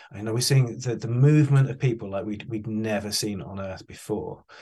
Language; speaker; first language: English; native; English